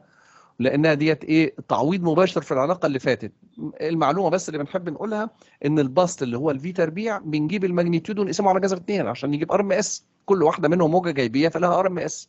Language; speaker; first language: Arabic; native; Arabic